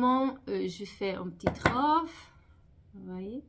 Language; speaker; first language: French; non-native, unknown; Portuguese